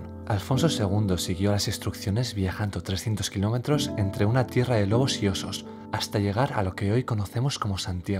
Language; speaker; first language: Spanish; native; Spanish